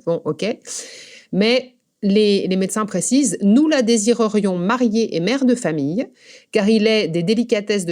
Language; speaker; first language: French; native; French